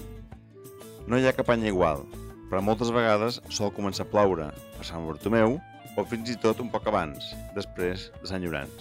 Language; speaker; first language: Catalan; native; Catalan